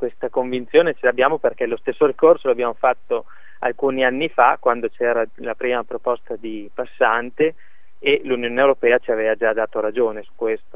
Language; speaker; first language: Italian; native; Italian